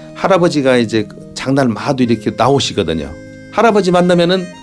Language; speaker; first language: Korean; native; Korean